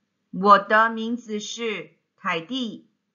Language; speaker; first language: Chinese; non-native, learner; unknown